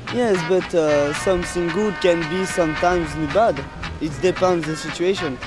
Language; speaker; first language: English; non-native, learner; French